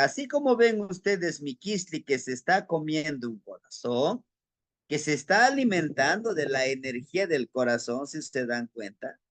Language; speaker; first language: Spanish; native; Spanish